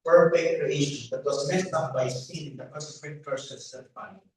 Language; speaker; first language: English; non-native, local second language; Filipino